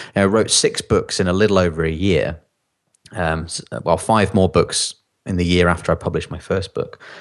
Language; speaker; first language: English; native; English